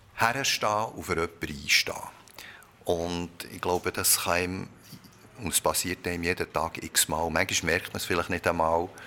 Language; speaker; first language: German; early bilingual, other home language; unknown